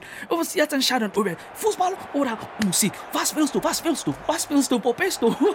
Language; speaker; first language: German; non-native, learner; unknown